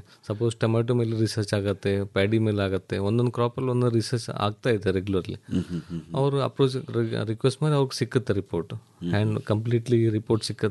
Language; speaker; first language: Kannada; non-native, learner; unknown